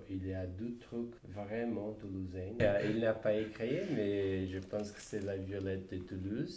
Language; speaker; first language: French; non-native, learner; Portuguese